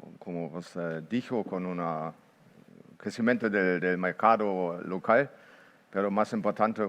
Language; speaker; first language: Spanish; non-native, fluent; Portuguese